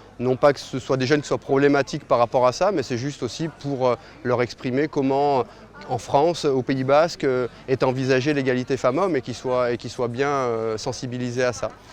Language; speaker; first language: French; native; French